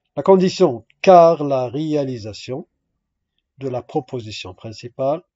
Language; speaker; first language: French; non-native, local second language; Arabic